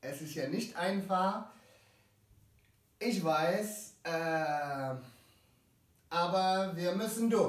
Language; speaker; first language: German; non-native, fluent; French